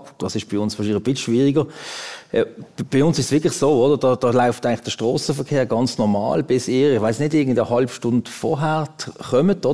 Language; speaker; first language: German; native; German